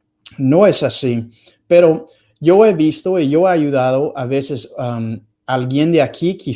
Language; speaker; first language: Spanish; non-native, fluent; English